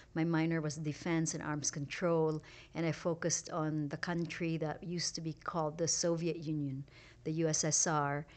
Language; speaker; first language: English; non-native, local second language; Hiligaynon